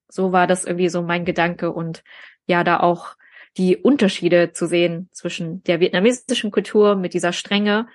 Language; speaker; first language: German; early bilingual, other home language; Vietnamese